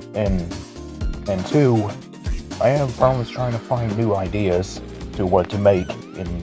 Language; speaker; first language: English; native; English